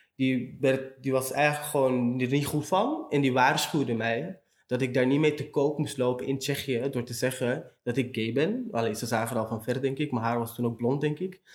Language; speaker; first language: Dutch; early bilingual, other home language; Romany